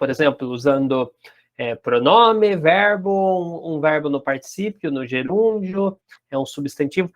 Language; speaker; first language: Portuguese; native; Portuguese